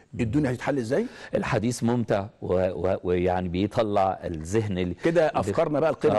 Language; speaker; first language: Arabic; native; Arabic